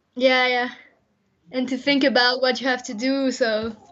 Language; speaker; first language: English; non-native, fluent; French